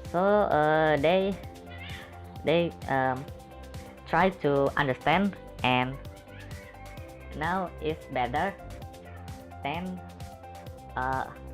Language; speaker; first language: English; non-native, learner; Indonesian